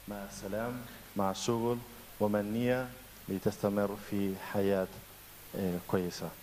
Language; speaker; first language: Arabic; non-native, fluent; Spanish